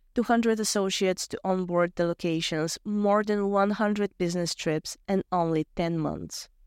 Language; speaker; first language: English; non-native, fluent; Bulgarian